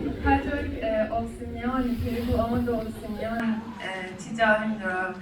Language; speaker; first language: Korean; non-native, learner; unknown